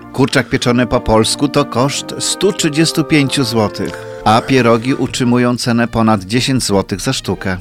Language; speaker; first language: Polish; native; Polish